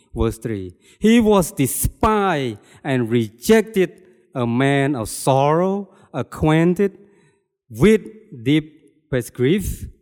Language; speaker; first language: English; non-native, fluent; Khmer